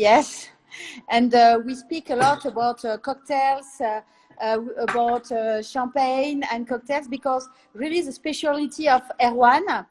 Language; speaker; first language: English; non-native, learner; French